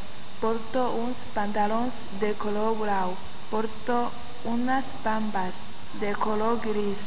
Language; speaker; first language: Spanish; non-native, local second language; Catalan